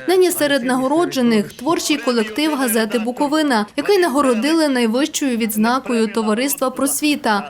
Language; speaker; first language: Ukrainian; native; Ukrainian